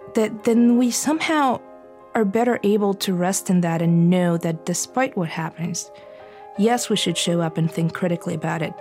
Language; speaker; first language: English; non-native, fluent; Bulgarian